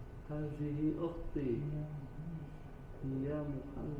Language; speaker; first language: Arabic; non-native, learner; Indonesian